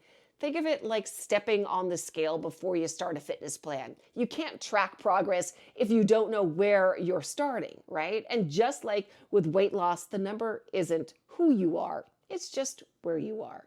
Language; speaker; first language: English; native; English